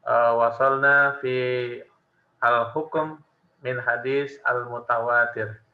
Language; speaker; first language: Arabic; non-native, fluent; Indonesian